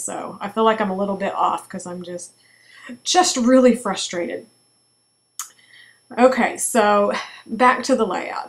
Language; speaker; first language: English; native; English